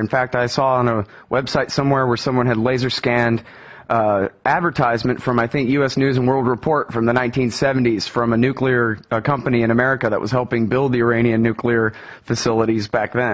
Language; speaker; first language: English; native; English